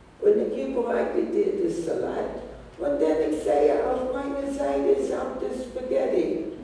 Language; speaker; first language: German; non-native, fluent; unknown